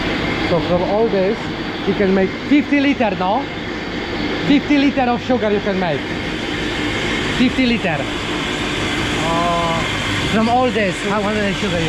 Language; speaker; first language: English; non-native, learner; Polish